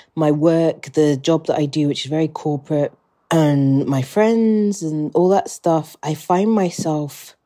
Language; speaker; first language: English; native; English